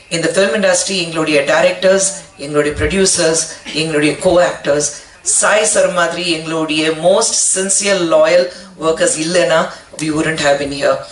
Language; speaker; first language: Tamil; non-native, fluent; Hindi